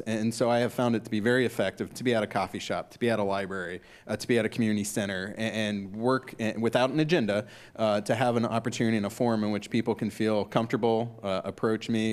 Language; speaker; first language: English; native; English